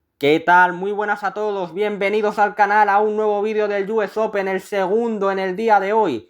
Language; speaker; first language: Spanish; native; Spanish